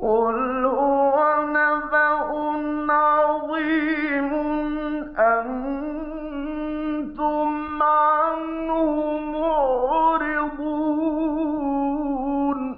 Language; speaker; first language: Arabic; native; Arabic